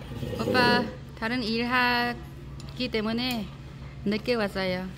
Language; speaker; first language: Korean; non-native, learner; Vietnamese